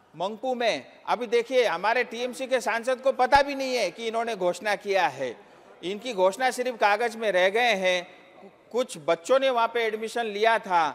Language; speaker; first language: Hindi; non-native, local second language; Nepali